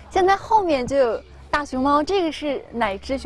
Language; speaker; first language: Chinese; native; Chinese